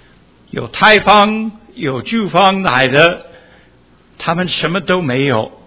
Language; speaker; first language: Chinese; early bilingual, heritage; Chinese